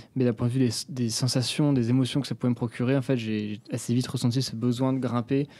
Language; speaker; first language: French; native; French